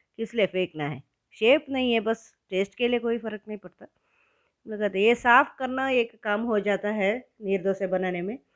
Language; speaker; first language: Hindi; non-native, local second language; Kannada